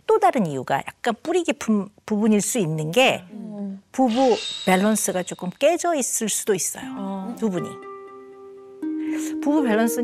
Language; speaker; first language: Korean; native; Korean